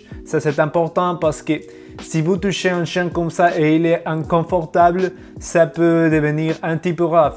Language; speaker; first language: French; non-native, fluent; Spanish